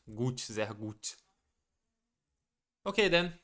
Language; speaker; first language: German; non-native, learner; English